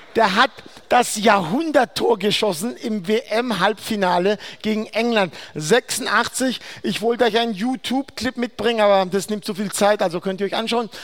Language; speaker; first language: German; non-native, fluent; Aramaic